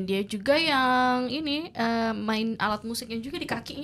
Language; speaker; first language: Indonesian; native; Indonesian